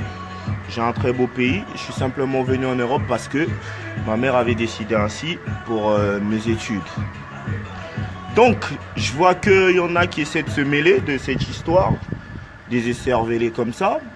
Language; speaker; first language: French; non-native, local second language; Lingala